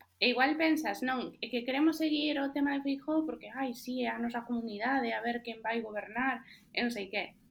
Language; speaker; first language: Galician; native; Galician